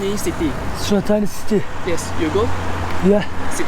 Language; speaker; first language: English; non-native, learner; Turkish